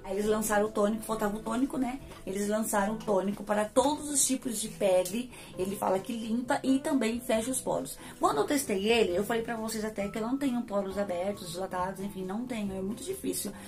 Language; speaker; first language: Portuguese; native; Portuguese